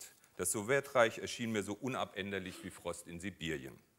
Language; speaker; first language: German; native; German